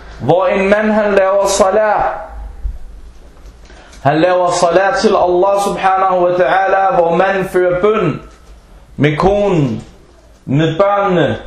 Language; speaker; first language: Danish; non-native, fluent; Arabic